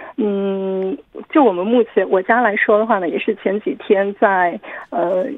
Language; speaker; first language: Chinese; native; Chinese